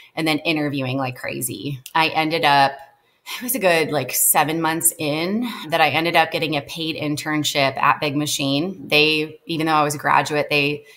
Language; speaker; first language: English; native; English